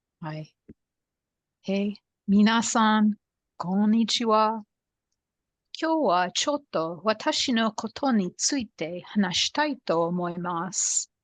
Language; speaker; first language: Japanese; non-native, learner; English